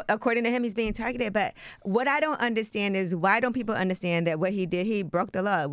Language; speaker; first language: English; native; English